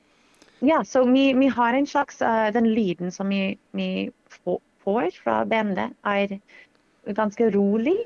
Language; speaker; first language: Norwegian; non-native, fluent; English